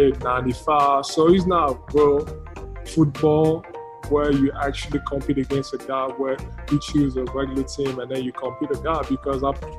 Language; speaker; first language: English; non-native, local second language; French